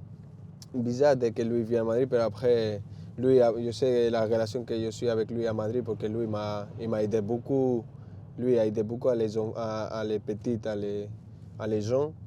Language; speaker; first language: French; non-native, learner; Spanish